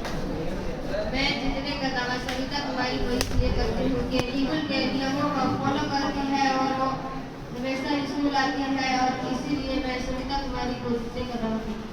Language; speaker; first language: Hindi; native; Hindi